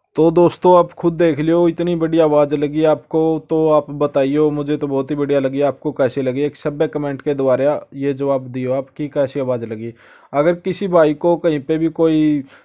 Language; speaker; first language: Hindi; native; Hindi